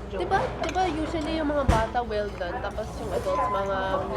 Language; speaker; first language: Filipino; early bilingual, heritage; Filipino